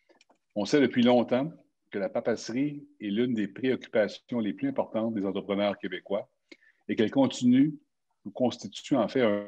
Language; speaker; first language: French; native; French